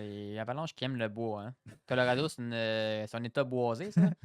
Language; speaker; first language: French; native; French